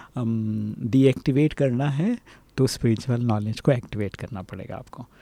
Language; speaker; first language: Hindi; native; Hindi